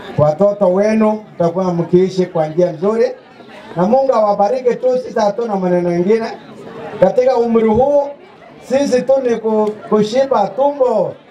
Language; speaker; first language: Swahili; non-native, local second language; Kalenjin